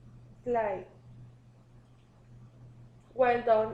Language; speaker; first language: English; non-native, learner; Spanish